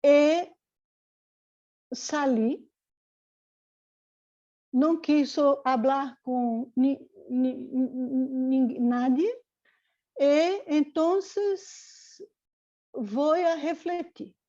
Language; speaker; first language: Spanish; non-native, learner; Portuguese